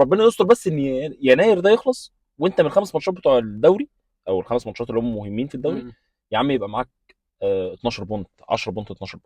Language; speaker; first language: Arabic; native; Arabic